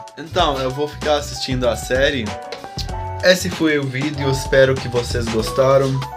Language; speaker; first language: Portuguese; non-native, fluent; Arabic